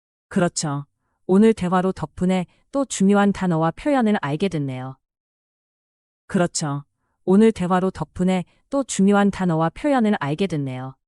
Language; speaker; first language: Korean; non-native, fluent; Chinese